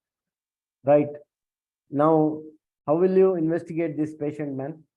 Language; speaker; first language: English; non-native, local second language; Kannada